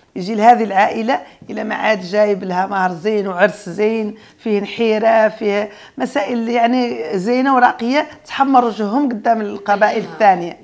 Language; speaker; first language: Arabic; native; Arabic